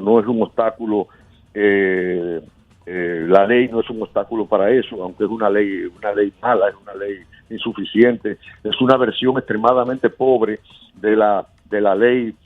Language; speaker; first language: Spanish; native; Spanish